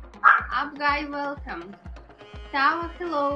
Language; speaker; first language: English; non-native, learner; Russian